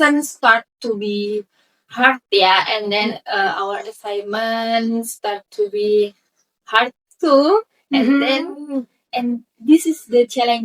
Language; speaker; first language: English; non-native, learner; Indonesian